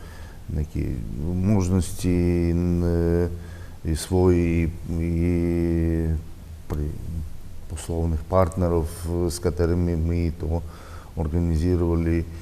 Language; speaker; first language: Slovenian; non-native, learner; Russian